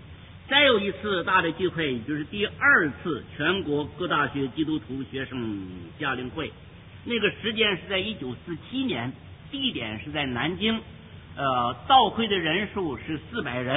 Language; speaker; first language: Chinese; native; Chinese